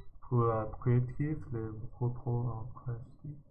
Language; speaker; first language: French; non-native, learner; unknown